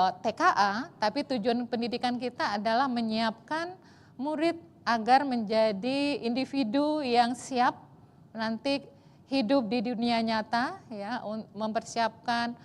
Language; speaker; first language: Indonesian; native; Indonesian